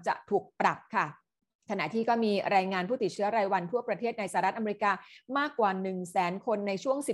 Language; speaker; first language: Thai; native; Thai